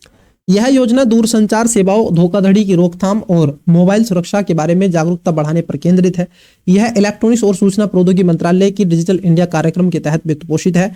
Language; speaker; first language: Hindi; native; Hindi